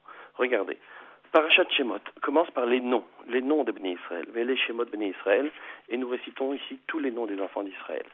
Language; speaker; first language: French; native; French